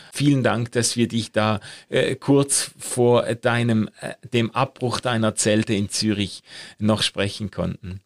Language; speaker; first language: German; native; German